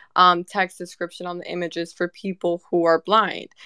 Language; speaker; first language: English; early bilingual, other home language; Spanish